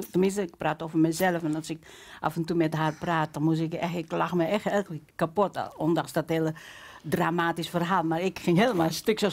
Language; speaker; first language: Dutch; non-native, fluent; Indonesian